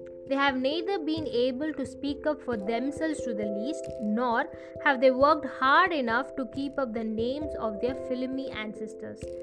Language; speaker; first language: English; non-native, local second language; Tamil